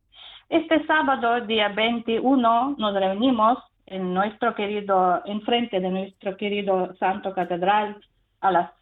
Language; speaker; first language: Spanish; non-native, fluent; Ukrainian